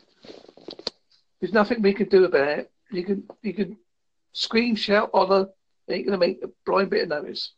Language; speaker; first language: English; native; English